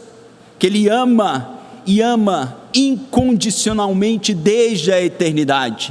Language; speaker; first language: Portuguese; native; Portuguese